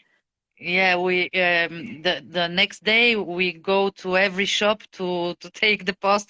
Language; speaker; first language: English; non-native, fluent; Bulgarian